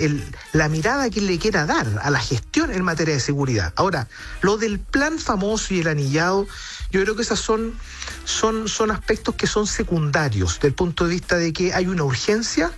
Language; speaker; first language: Spanish; native; Spanish